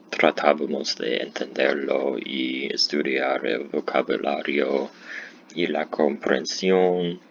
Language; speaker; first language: Spanish; non-native, learner; English